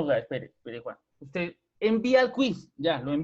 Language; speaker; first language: Spanish; native; Spanish